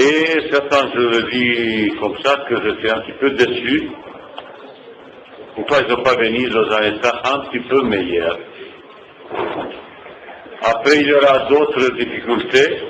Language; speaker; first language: French; non-native, fluent; Bosnian